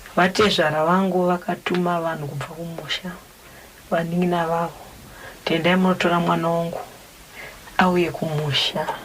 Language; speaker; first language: Shona; native; Shona